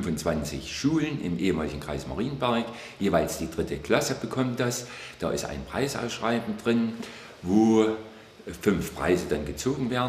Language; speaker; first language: German; native; German